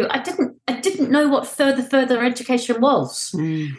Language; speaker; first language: English; native; English